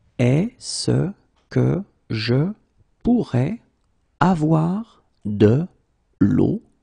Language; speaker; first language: French; native; French